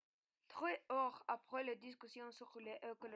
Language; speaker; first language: French; non-native, learner; Spanish